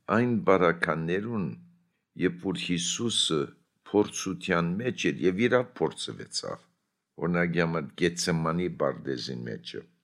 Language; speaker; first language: Armenian; early bilingual, heritage; Armenian